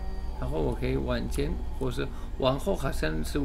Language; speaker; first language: Chinese; non-native, fluent; English